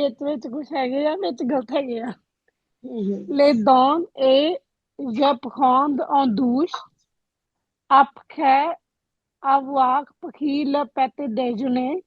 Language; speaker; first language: French; non-native, learner; Punjabi